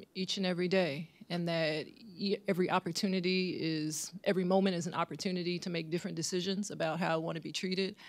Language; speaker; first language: English; native; English